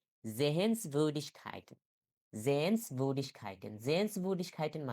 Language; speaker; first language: German; non-native, learner; Bangla